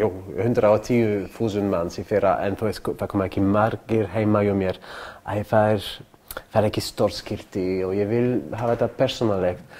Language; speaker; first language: Icelandic; non-native, learner; French